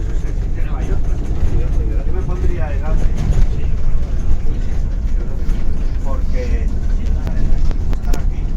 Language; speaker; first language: Spanish; native; Spanish